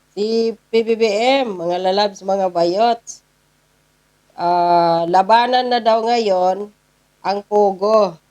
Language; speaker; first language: Filipino; non-native, local second language; Cebuano